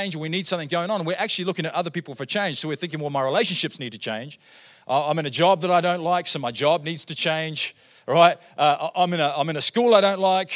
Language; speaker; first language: English; native; English